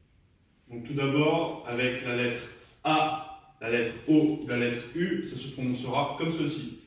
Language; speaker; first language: French; native; French